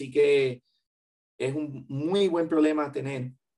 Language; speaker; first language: Spanish; early bilingual, heritage; Spanish